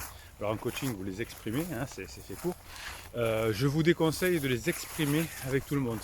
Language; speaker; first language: French; native; French